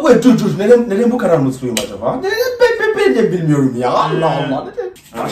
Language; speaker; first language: Turkish; non-native, learner; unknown